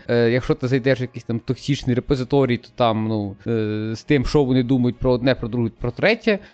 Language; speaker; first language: Ukrainian; non-native, local second language; Russian